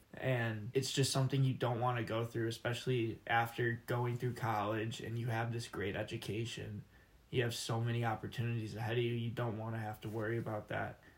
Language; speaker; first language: English; native; English